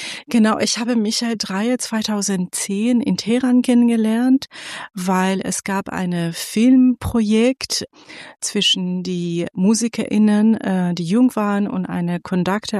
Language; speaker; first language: German; non-native, fluent; Persian